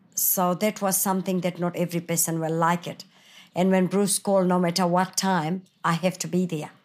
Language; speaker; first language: English; non-native, fluent; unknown